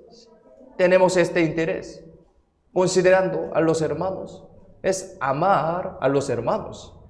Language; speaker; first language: Spanish; non-native, fluent; Korean